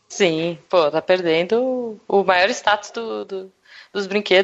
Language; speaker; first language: Portuguese; native; Portuguese